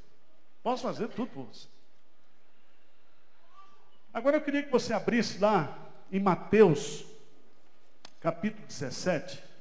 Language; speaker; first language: Portuguese; native; Portuguese